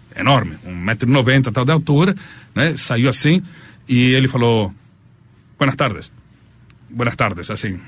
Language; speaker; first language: Portuguese; early bilingual, other home language; Spanish